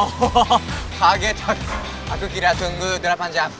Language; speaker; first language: Indonesian; non-native, learner; Japanese